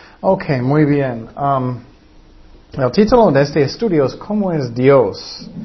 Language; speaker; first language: Spanish; non-native, fluent; English